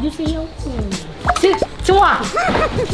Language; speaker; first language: Korean; non-native, learner; Indonesian